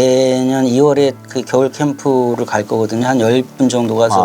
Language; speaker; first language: Korean; native; Korean